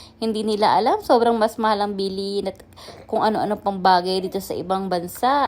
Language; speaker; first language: Filipino; native; Filipino